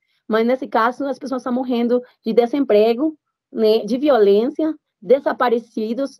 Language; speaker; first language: Portuguese; non-native, fluent; Spanish